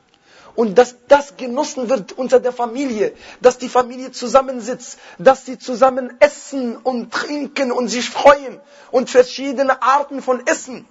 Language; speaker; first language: German; non-native, fluent; Arabic